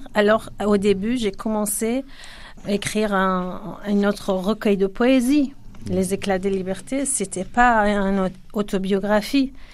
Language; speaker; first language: French; non-native, fluent; Kurdish